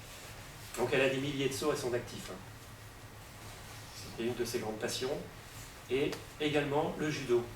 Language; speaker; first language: French; native; French